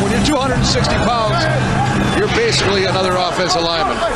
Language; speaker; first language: English; native; English